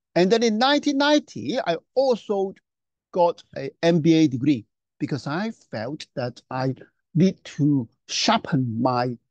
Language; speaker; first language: English; non-native, local second language; Chinese